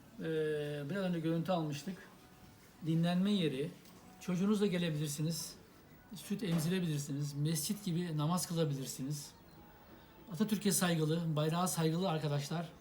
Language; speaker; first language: Turkish; native; Turkish